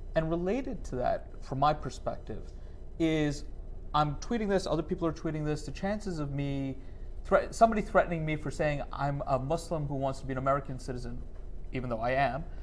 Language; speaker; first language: English; native; English